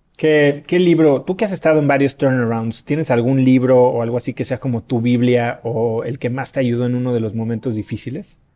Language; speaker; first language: Spanish; native; Spanish